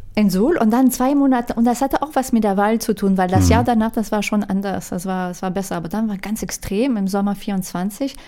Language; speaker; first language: German; non-native, fluent; French